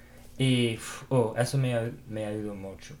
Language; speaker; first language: Spanish; non-native, fluent; English